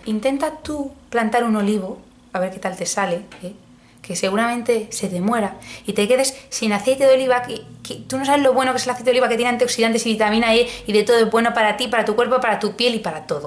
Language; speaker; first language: Spanish; native; Spanish